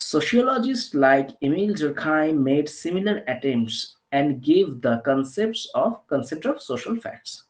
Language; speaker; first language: English; non-native, local second language; Bangla